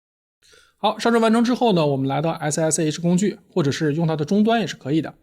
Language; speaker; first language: Chinese; native; Chinese